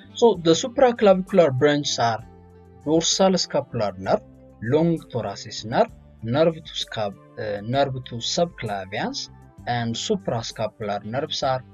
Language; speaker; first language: English; non-native, fluent; Amharic